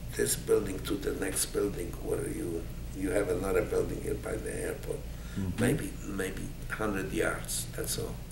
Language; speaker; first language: English; non-native, fluent; Polish